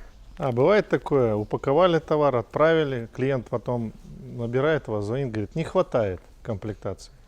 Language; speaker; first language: Russian; native; Russian